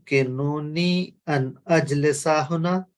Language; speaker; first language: Arabic; non-native, learner; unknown